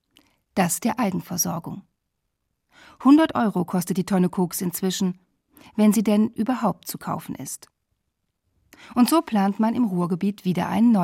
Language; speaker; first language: German; native; German